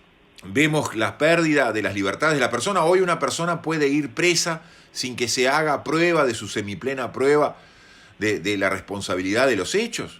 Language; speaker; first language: Spanish; native; Spanish